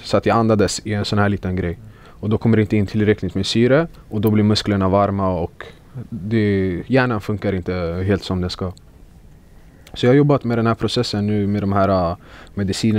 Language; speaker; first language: Swedish; early bilingual, other home language; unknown